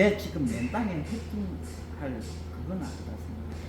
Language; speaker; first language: Korean; native; Korean